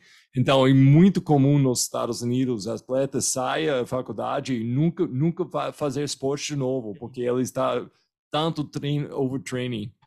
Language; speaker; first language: Portuguese; non-native, fluent; English